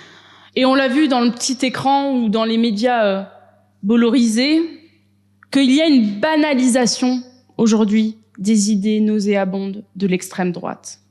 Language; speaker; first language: French; native; French